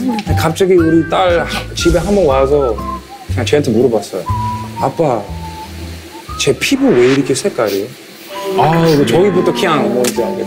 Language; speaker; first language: Korean; non-native, fluent; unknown